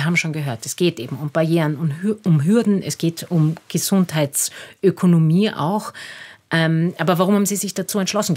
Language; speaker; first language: German; native; German